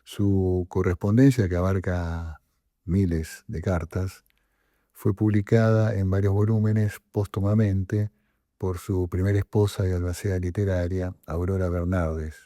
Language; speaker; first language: Spanish; native; Spanish